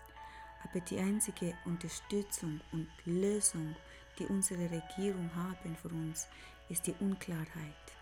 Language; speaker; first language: German; non-native, fluent; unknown